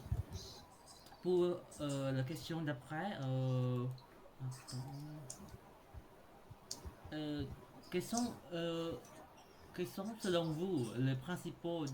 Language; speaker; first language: French; non-native, learner; Khmer